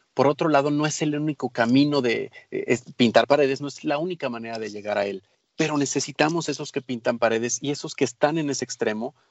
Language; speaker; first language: Spanish; native; Spanish